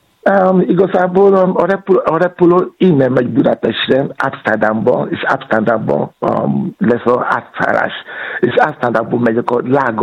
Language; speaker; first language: Hungarian; non-native, fluent; Yoruba